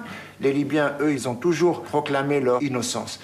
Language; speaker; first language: French; native; French